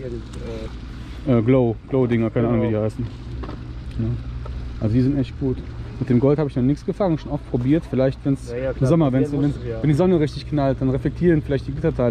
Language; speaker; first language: German; native; German